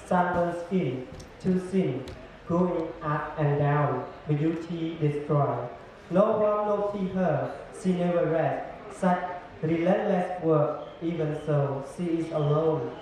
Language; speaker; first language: English; non-native, learner; Khmer